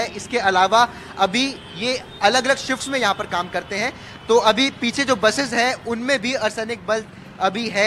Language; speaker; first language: Hindi; native; Hindi